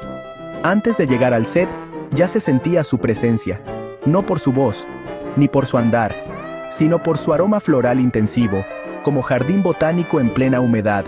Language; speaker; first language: Spanish; native; Spanish